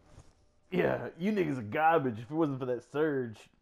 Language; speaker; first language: English; native; English